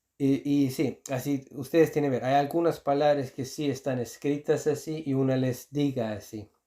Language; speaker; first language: Spanish; non-native, fluent; Icelandic